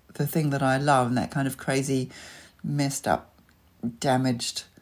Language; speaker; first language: English; native; English